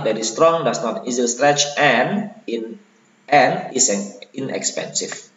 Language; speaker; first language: English; non-native, fluent; Indonesian